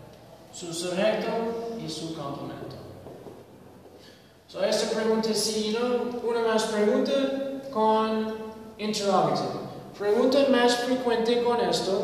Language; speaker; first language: Spanish; non-native, learner; English